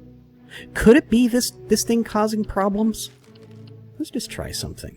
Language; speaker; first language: English; native; English